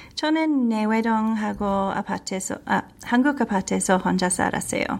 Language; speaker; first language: Korean; non-native, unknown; English